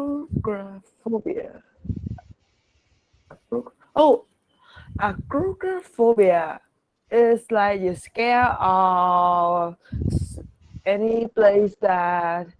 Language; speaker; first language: English; non-native, learner; Vietnamese